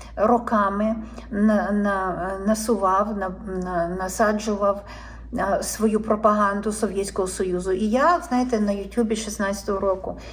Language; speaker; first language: Ukrainian; native; Ukrainian